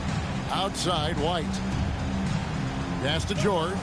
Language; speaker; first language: English; native; English